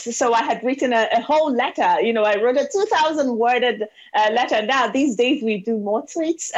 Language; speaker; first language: English; non-native, local second language; Igbo